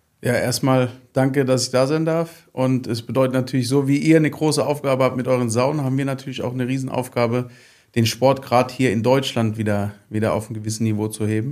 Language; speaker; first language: German; native; German